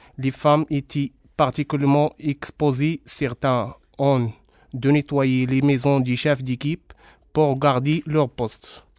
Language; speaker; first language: French; non-native, local second language; Arabic